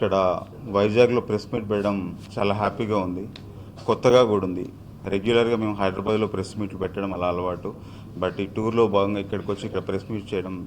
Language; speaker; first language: Telugu; native; Telugu